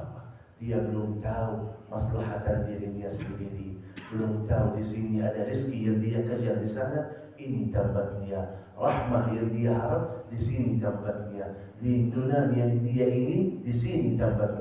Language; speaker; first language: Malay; non-native, fluent; Arabic